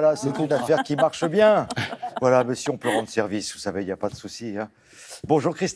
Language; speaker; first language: French; native; French